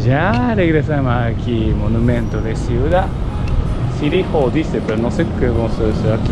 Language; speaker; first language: Spanish; non-native, learner; Japanese